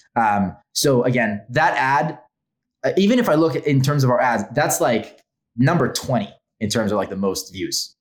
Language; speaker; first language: English; non-native, fluent; Hebrew